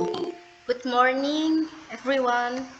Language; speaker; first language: English; non-native, learner; Javanese